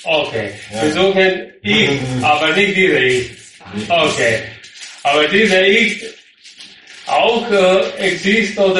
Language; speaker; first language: German; non-native, learner; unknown